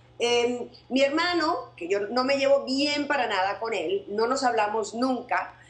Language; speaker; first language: Spanish; native; Spanish